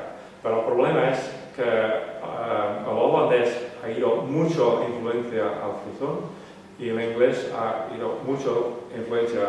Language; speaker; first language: Spanish; non-native, learner; Western Frisian